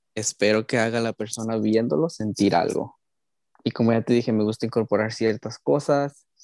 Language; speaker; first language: Spanish; native; Spanish